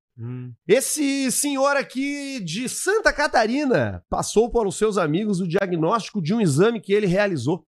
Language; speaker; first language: Portuguese; native; Portuguese